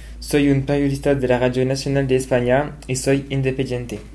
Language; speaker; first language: Spanish; non-native, learner; French